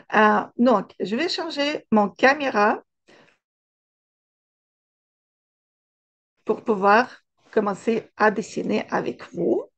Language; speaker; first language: French; non-native, fluent; Russian